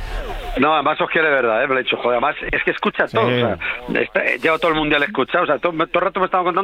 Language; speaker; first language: Spanish; native; Spanish